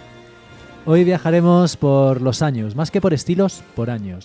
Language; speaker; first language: Spanish; native; Spanish